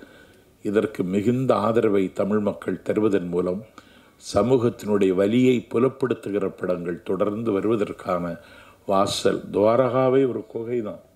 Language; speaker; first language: Tamil; native; Tamil